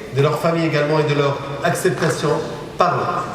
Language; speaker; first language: French; non-native, local second language; Arabic